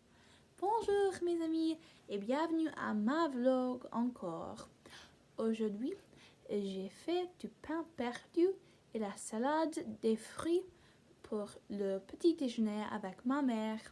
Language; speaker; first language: French; non-native, learner; English